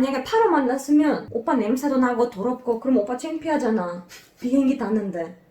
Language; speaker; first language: Korean; non-native, fluent; Macedonian